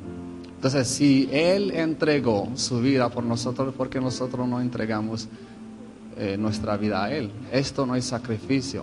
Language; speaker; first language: Spanish; non-native, fluent; Hebrew